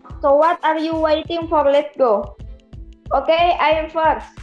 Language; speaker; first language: English; non-native, learner; Indonesian